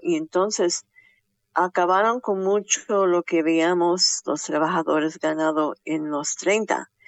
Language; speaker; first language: Spanish; early bilingual, heritage; Spanish